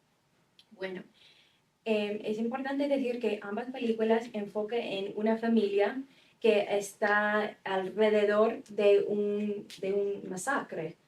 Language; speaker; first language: Spanish; non-native, fluent; English